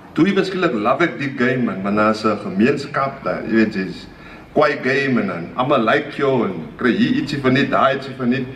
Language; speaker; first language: Afrikaans; native; Afrikaans